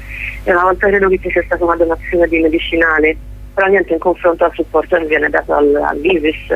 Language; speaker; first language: Italian; native; Italian